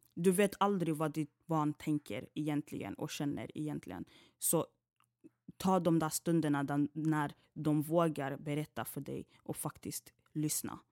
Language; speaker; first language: Swedish; early bilingual, other home language; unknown